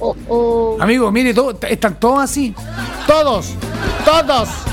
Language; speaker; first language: Spanish; native; Spanish